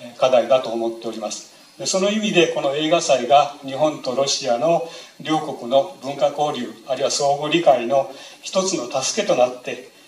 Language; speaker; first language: Japanese; native; Japanese